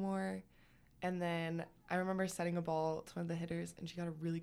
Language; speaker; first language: English; native; English